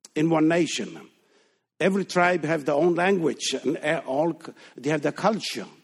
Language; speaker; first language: English; non-native, fluent; Danish